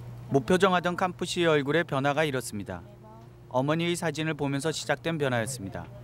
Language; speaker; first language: Korean; native; Korean